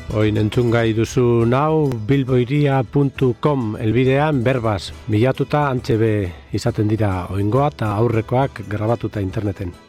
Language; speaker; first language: Basque; native; Basque